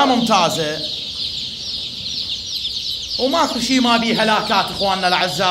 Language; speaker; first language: Arabic; native; Arabic